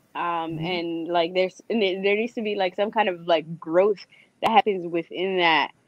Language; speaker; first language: English; native; English